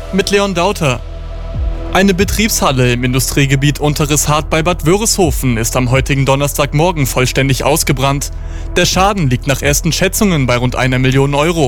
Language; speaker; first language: German; native; German